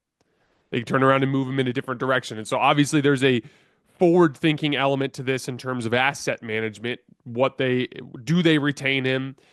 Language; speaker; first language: English; native; English